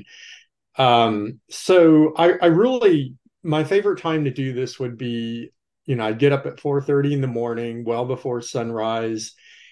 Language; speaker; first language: English; native; English